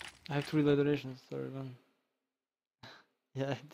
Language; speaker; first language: English; non-native, fluent; French